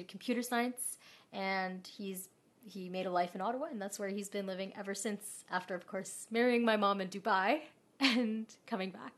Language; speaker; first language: English; native; English